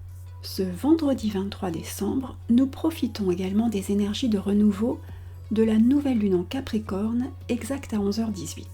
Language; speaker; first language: French; native; French